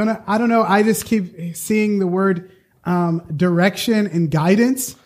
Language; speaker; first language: English; native; English